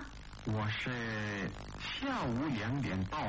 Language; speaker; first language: Chinese; non-native, learner; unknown